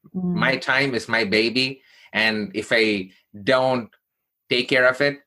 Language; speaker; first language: English; non-native, local second language; Tamil